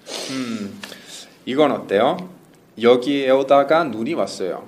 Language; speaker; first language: Korean; non-native, fluent; Italian